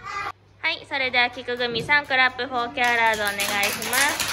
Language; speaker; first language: Japanese; native; Japanese